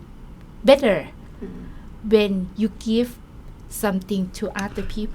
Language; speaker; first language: English; non-native, learner; Thai